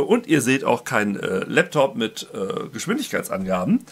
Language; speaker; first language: German; native; German